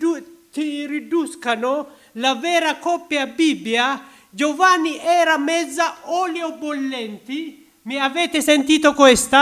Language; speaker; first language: Italian; non-native, learner; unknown